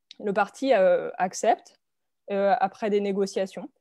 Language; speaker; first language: French; native; French